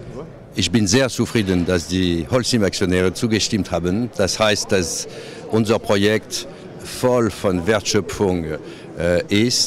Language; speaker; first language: German; non-native, fluent; French